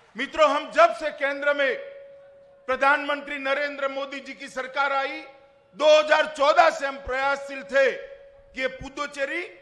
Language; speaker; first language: Hindi; non-native, local second language; Gujarati